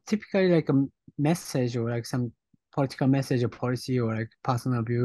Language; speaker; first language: English; non-native, fluent; Japanese